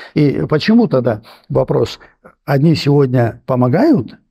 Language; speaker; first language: Russian; non-native, local second language; Armenian